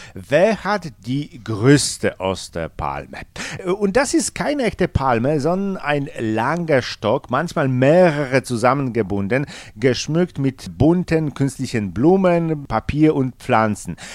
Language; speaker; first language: German; non-native, fluent; Polish